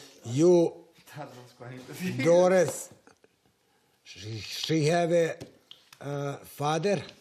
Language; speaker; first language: English; non-native, learner; Serbian